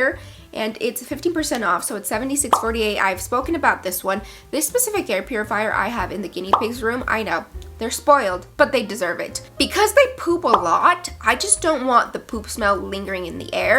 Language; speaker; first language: English; native; English